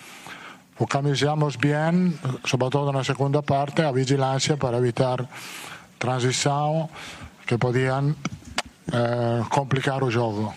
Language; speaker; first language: Portuguese; non-native, fluent; Italian